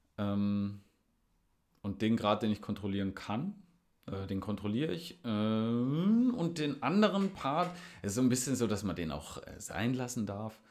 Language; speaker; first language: German; native; German